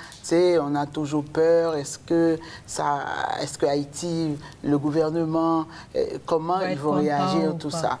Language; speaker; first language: French; native; French